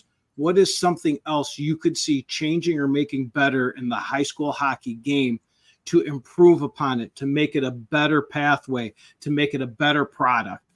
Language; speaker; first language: English; native; English